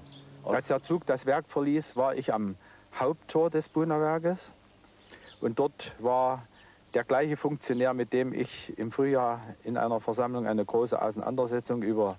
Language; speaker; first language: German; native; German